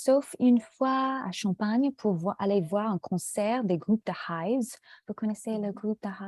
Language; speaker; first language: French; non-native, fluent; English